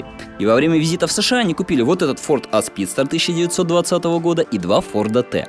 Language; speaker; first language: Russian; native; Russian